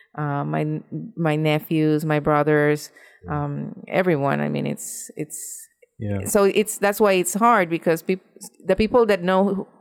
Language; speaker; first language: English; non-native, fluent; Spanish